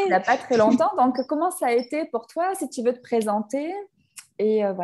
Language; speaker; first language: French; native; French